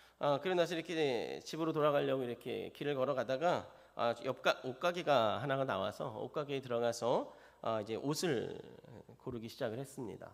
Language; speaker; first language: Korean; native; Korean